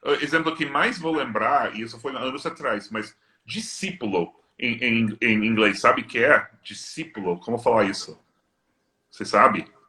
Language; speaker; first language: Portuguese; non-native, fluent; English